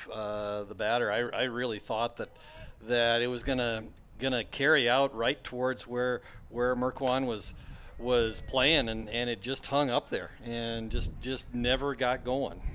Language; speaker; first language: English; native; English